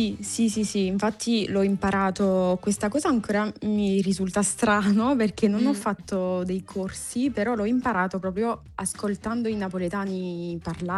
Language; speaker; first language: Italian; non-native, fluent; French